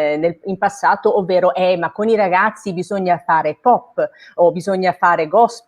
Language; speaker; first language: Italian; native; Italian